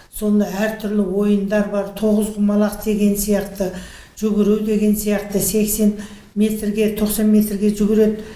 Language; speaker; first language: Kazakh; native; Kazakh